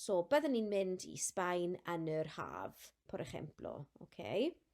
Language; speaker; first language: Welsh; non-native, local second language; English